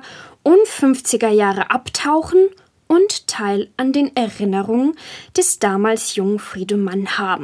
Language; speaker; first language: German; native; German